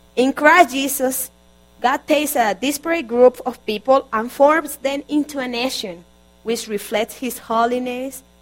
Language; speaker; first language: English; non-native, fluent; Spanish